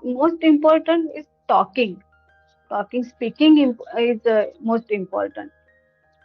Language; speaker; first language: English; non-native, learner; Hindi